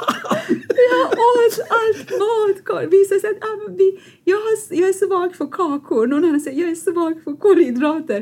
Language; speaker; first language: Swedish; non-native, fluent; Persian